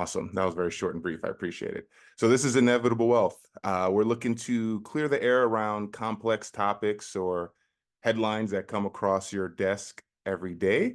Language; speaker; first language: English; native; English